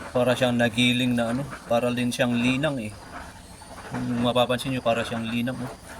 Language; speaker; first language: Filipino; non-native, local second language; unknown